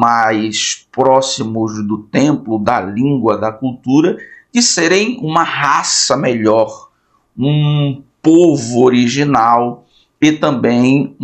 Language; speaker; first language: Portuguese; native; Portuguese